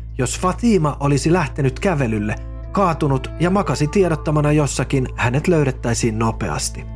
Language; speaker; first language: Finnish; native; Finnish